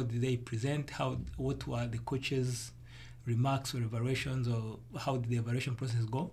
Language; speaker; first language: English; non-native, local second language; Kinyarwanda